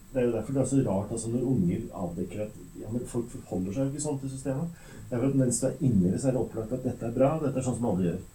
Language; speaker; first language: Norwegian; native; Norwegian